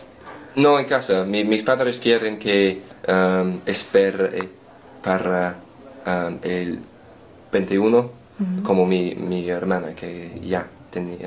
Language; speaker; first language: Spanish; non-native, learner; English